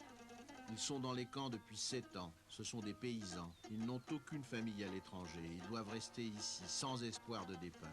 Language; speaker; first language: French; native; French